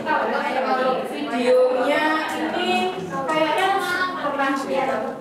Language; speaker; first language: Indonesian; native; Indonesian